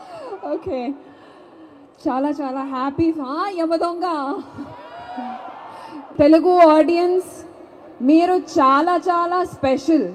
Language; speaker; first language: Telugu; non-native, fluent; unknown